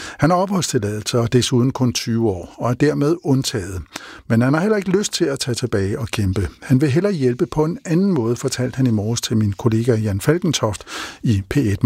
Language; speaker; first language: Danish; native; Danish